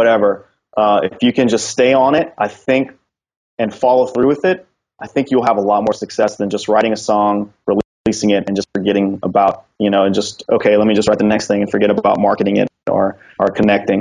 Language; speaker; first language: English; native; English